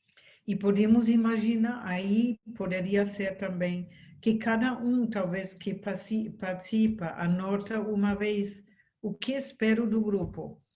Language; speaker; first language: Portuguese; non-native, fluent; German